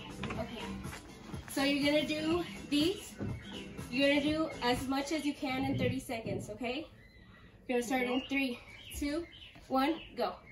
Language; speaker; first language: English; early bilingual, other home language; Spanish